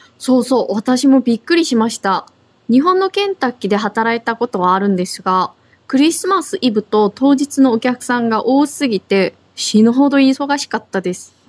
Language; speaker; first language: Japanese; non-native, fluent; Korean